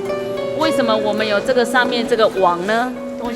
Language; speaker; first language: Chinese; native; Chinese